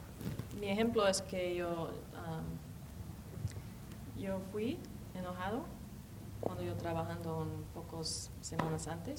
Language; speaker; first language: Spanish; non-native, learner; English